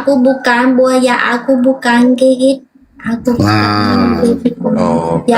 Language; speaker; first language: Indonesian; non-native, learner; Vietnamese